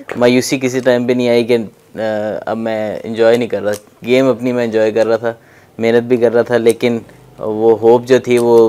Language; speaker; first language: Urdu; non-native, local second language; Punjabi